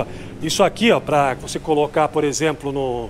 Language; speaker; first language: Portuguese; native; Portuguese